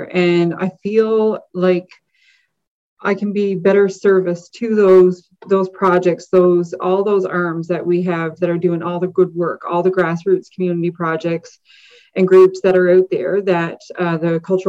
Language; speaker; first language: English; native; English